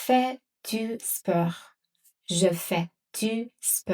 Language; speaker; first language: French; non-native, fluent; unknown